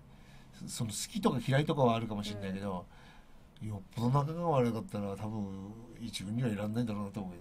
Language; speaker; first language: Japanese; native; Japanese